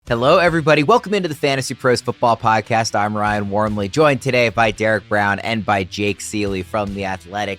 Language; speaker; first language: English; native; English